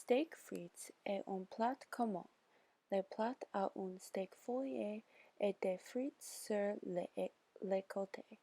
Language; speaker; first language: French; non-native, learner; English